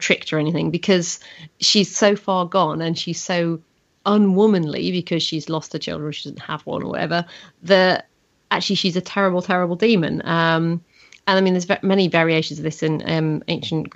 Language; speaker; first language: English; native; English